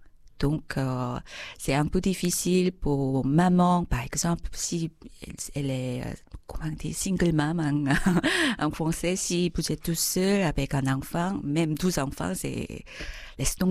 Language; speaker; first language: French; non-native, fluent; Korean